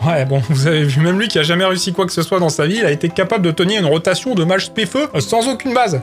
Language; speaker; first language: French; native; French